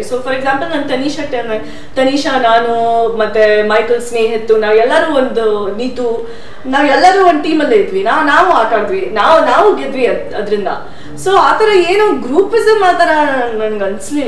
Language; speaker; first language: Kannada; non-native, fluent; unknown